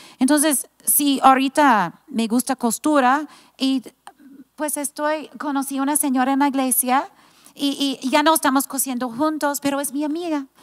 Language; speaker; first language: Spanish; non-native, fluent; English